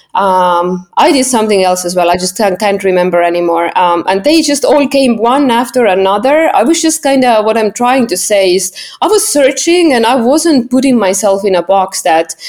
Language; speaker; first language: English; non-native, fluent; Estonian